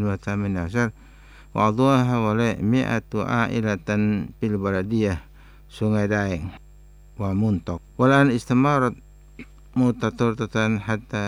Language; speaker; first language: Arabic; non-native, fluent; Indonesian